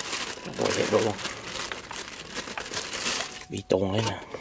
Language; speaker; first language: Vietnamese; early bilingual, heritage; Vietnamese